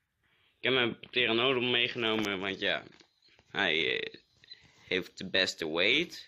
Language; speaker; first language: Dutch; native; Dutch